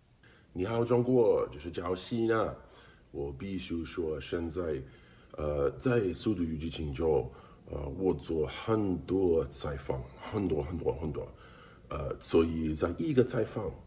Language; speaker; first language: Chinese; non-native, learner; English